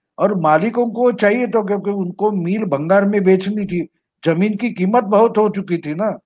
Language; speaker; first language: Hindi; non-native, local second language; Marathi